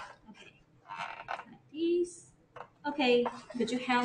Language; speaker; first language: English; non-native, learner; Chinese